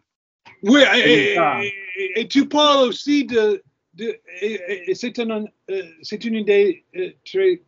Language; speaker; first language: French; non-native, fluent; English